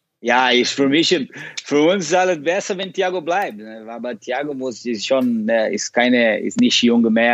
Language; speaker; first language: German; non-native, fluent; Portuguese